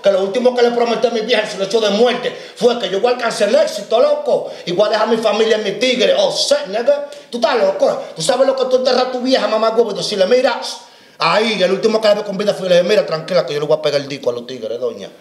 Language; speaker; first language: Spanish; native; Spanish